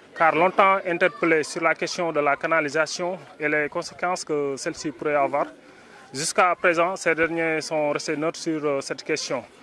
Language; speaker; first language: French; non-native, local second language; Wolof